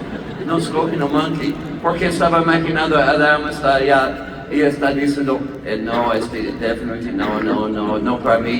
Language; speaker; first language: Spanish; non-native, learner; English